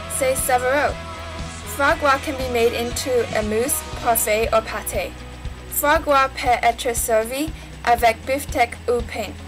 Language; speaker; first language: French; non-native, learner; English